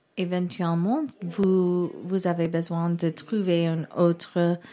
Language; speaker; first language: French; non-native, learner; English